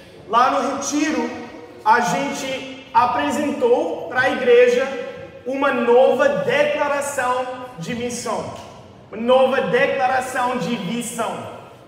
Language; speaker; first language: Portuguese; non-native, fluent; English